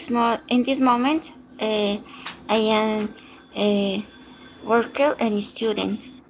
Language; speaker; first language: English; non-native, learner; Spanish